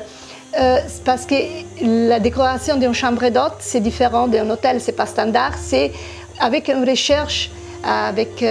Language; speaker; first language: French; non-native, fluent; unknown